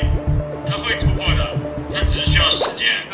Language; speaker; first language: Chinese; native; Chinese